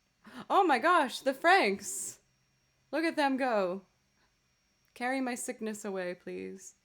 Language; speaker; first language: English; native; English